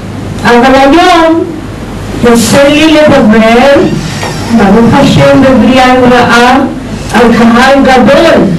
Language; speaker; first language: Hebrew; non-native, fluent; Spanish